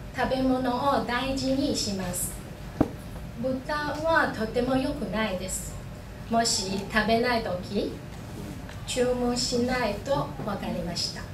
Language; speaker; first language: Japanese; non-native, learner; Chinese